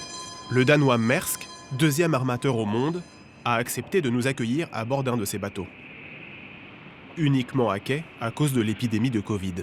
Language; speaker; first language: French; native; French